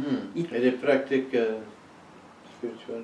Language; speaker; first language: French; non-native, learner; English